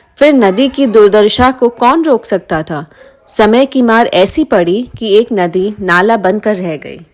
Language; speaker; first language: Hindi; native; Hindi